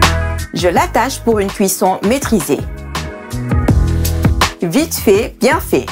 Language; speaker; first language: French; native; French